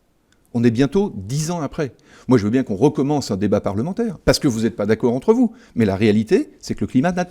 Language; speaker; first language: French; native; French